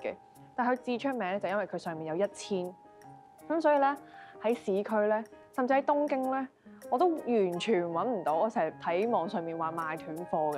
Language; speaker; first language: Cantonese; native; Cantonese